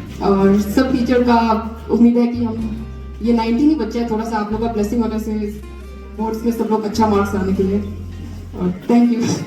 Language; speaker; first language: Hindi; non-native, local second language; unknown